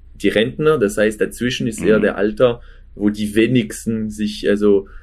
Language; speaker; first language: German; non-native, fluent; French